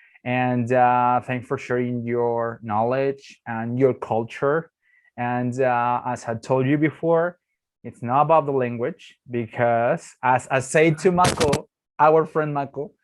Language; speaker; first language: English; non-native, learner; Spanish